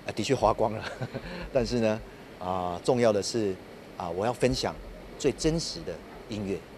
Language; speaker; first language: Chinese; non-native, local second language; Min Nan Chinese